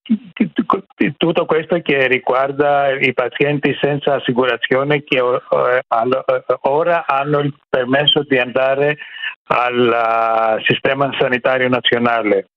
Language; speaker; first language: Italian; non-native, fluent; Greek